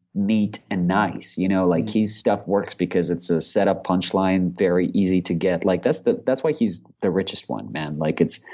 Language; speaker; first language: English; non-native, fluent; Russian